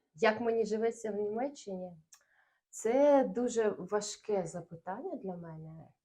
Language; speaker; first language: Ukrainian; non-native, local second language; Russian